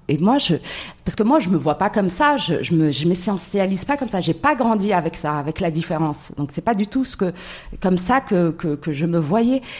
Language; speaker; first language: French; non-native, local second language; Arabic